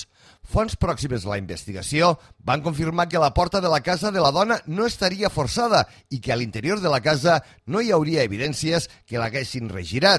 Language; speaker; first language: Catalan; native; Catalan